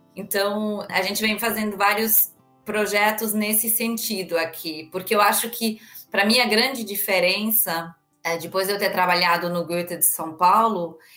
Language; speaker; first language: Portuguese; non-native, fluent; German